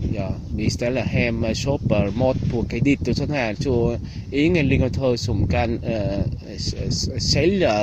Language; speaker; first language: Swedish; non-native, learner; Vietnamese